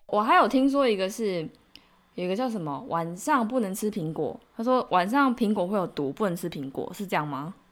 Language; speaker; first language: Chinese; native; Chinese